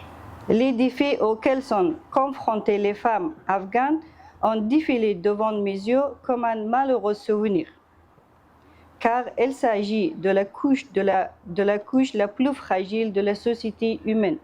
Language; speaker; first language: French; non-native, fluent; Persian